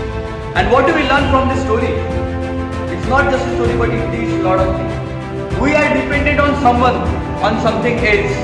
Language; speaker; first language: English; non-native, local second language; Marathi